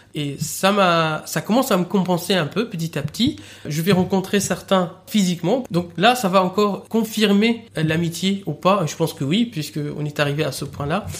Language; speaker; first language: French; non-native, fluent; Arabic